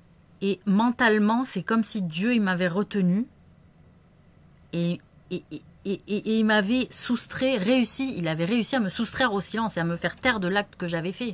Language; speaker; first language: French; native; French